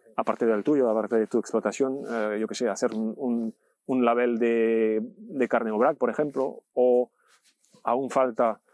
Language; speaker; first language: Spanish; non-native, fluent; French